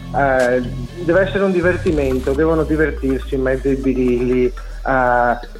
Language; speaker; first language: Italian; native; Italian